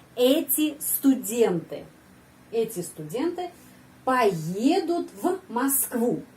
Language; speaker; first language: Russian; non-native, fluent; Indonesian